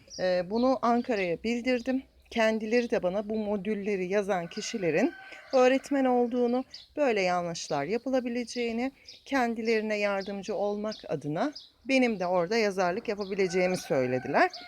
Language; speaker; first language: Turkish; native; Turkish